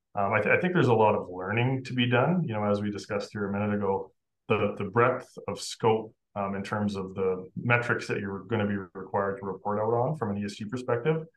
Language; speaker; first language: English; native; English